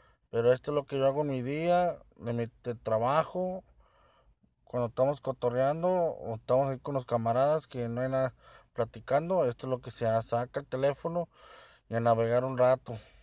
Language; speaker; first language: Spanish; early bilingual, heritage; Spanish